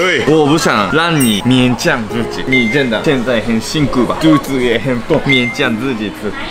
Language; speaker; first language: Chinese; non-native, fluent; Japanese